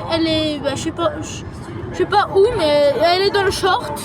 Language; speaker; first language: French; early bilingual, other home language; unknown